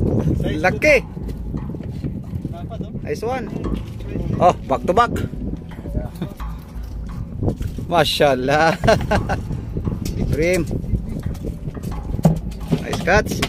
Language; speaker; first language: English; non-native, fluent; Filipino